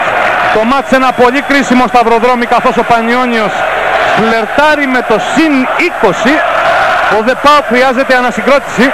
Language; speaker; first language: Greek; native; Greek